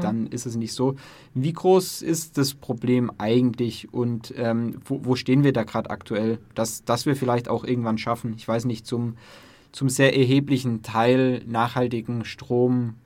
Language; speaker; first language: German; native; German